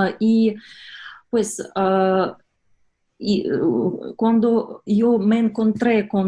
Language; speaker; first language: Spanish; non-native, fluent; Russian